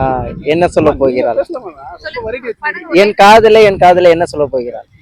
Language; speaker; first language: Tamil; native; Tamil